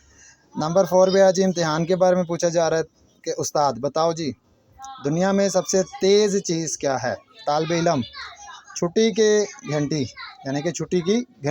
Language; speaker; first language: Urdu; non-native, local second language; Punjabi